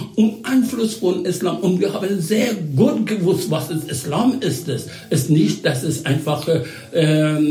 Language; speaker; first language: German; non-native, learner; Persian